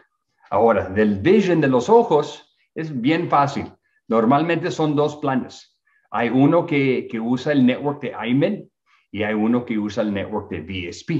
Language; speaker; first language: Spanish; early bilingual, other home language; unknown